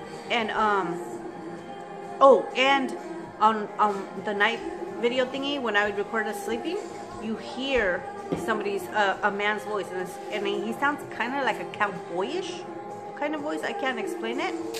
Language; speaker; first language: English; early bilingual, other home language; Spanish